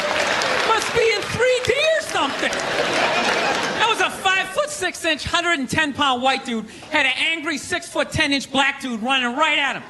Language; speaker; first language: English; native; English